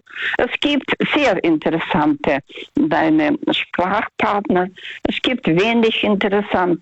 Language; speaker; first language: German; non-native, fluent; Russian